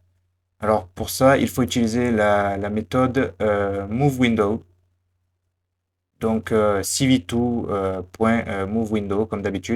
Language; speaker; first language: French; native; French